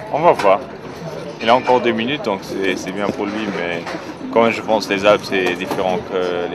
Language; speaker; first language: French; non-native, local second language; Luxembourgish